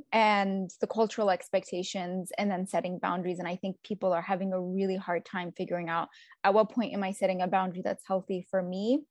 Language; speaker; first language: English; native; English